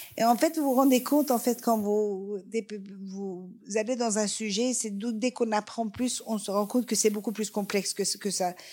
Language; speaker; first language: French; non-native, fluent; Persian